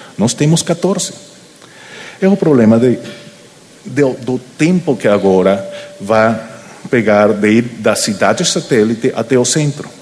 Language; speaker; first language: Portuguese; non-native, learner; Spanish